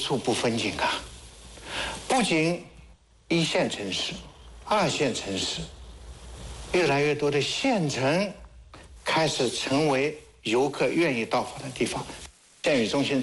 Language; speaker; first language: Chinese; native; Chinese